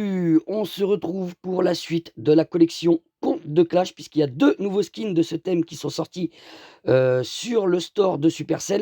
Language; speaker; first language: French; native; French